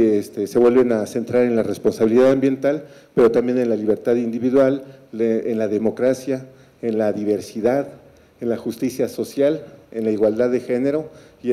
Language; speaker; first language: Spanish; native; Spanish